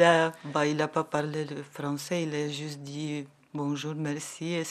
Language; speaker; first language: French; non-native, learner; Ukrainian